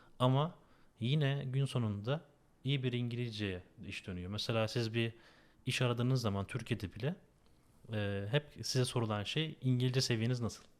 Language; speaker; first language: Turkish; native; Turkish